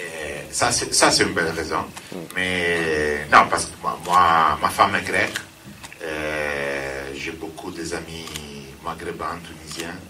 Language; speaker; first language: French; non-native, fluent; Italian